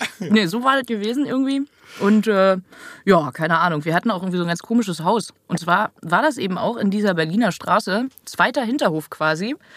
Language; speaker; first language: German; native; German